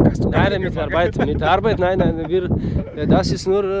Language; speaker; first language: German; non-native, learner; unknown